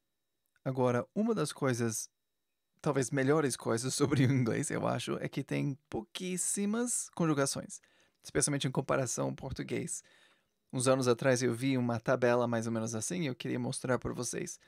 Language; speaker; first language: Portuguese; non-native, fluent; English